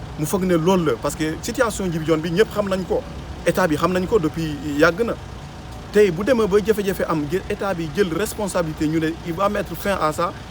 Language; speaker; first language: Wolof; non-native, local second language; Jola-Fonyi